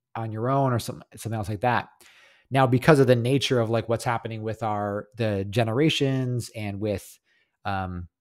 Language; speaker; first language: English; native; English